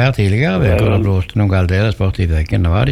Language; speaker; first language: Norwegian; native; Norwegian